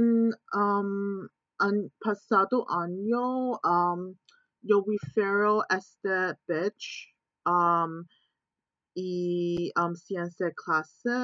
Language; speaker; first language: Spanish; non-native, learner; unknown